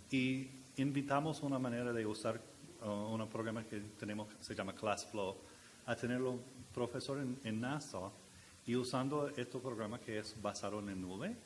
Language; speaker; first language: Spanish; non-native, learner; English